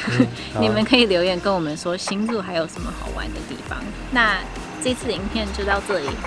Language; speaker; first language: Chinese; non-native, fluent; English